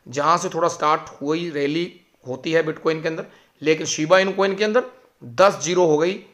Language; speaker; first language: Hindi; native; Hindi